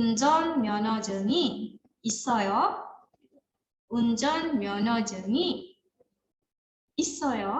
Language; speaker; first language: Korean; non-native, fluent; Indonesian